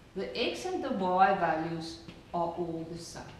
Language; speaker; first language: English; non-native, local second language; Afrikaans